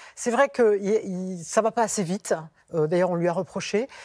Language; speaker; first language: French; native; French